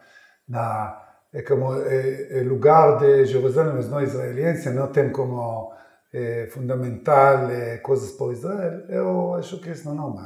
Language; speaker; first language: Portuguese; non-native, learner; Hebrew